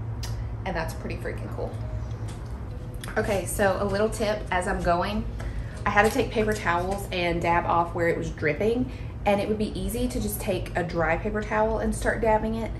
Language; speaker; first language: English; native; English